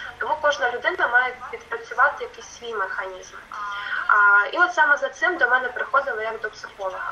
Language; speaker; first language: Ukrainian; non-native, local second language; Russian